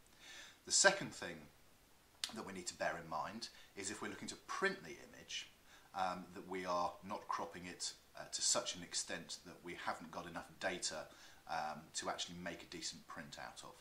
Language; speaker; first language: English; native; English